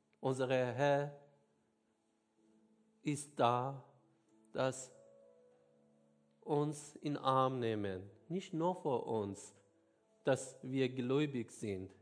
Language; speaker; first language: German; non-native, learner; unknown